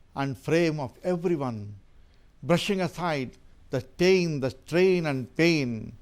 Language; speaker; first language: English; non-native, local second language; Tamil